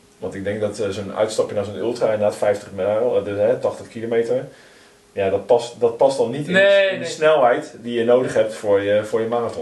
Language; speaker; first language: Dutch; native; Dutch